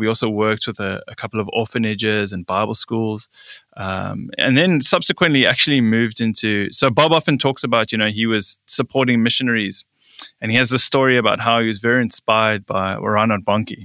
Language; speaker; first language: English; native; English